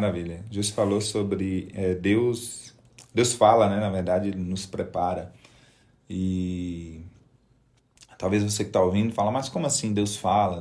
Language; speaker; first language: Portuguese; native; Portuguese